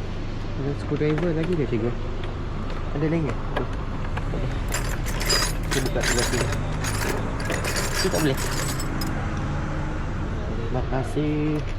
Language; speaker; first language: Malay; native; Malay